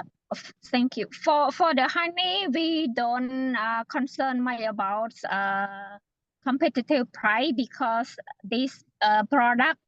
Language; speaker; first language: English; non-native, fluent; Khmer